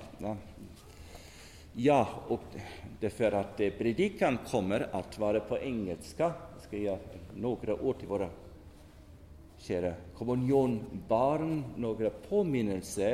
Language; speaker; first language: Swedish; non-native, fluent; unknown